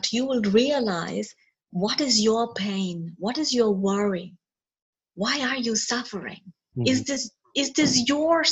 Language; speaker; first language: English; non-native, local second language; Malayalam